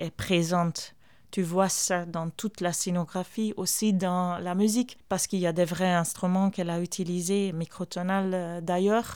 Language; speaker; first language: French; non-native, fluent; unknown